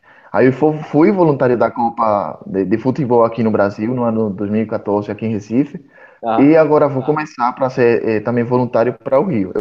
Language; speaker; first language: Portuguese; non-native, fluent; Spanish